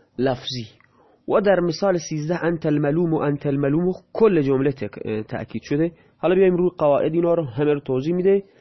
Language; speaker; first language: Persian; non-native, local second language; Baluchi